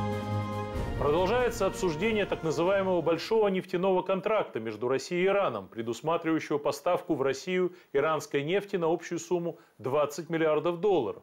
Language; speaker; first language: Russian; native; Russian